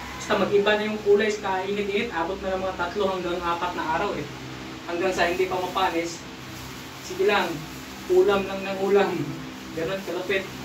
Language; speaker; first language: Filipino; non-native, local second language; Cebuano